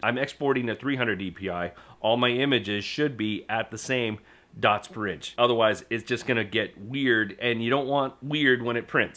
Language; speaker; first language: English; native; English